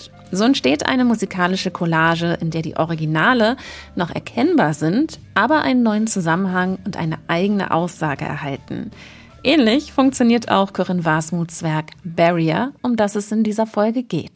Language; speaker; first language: German; native; German